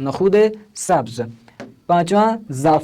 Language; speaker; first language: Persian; non-native, fluent; Urdu